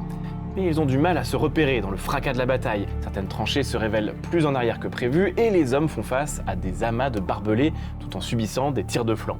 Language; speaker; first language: French; native; French